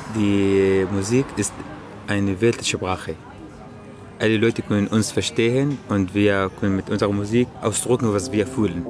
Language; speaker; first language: German; non-native, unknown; Arabic